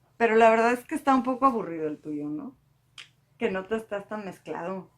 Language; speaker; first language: Spanish; native; Spanish